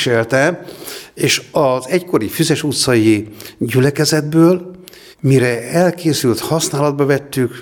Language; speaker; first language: Hungarian; native; Hungarian